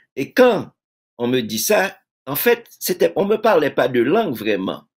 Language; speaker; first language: French; native; French